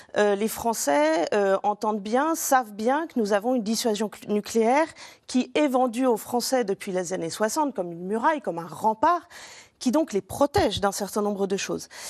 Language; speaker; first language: French; native; French